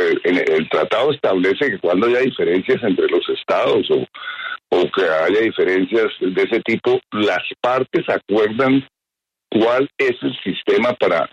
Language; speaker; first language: Spanish; native; Spanish